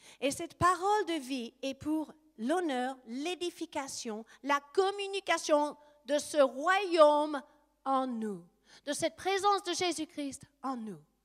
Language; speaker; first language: French; non-native, fluent; English